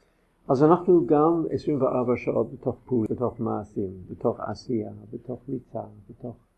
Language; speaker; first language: Hebrew; non-native, fluent; English